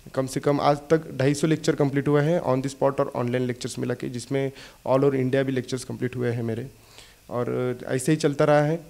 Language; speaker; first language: Hindi; non-native, local second language; Marathi